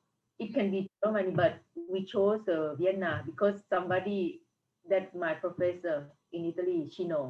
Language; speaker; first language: English; non-native, fluent; Thai